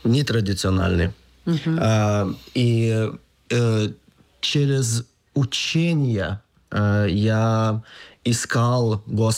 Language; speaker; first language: Russian; non-native, learner; Lithuanian